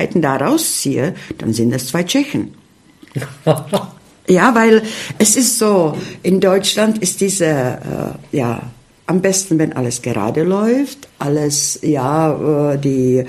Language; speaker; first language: German; early bilingual, heritage; Czech